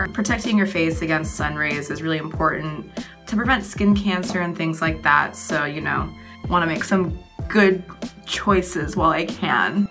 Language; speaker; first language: English; native; English